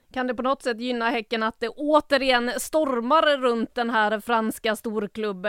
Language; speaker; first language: Swedish; native; Swedish